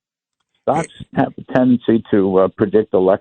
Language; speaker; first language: English; native; English